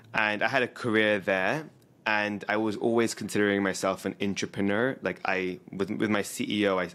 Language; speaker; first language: English; native; English